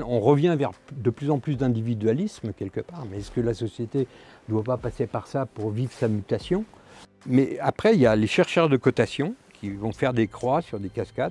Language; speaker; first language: French; native; French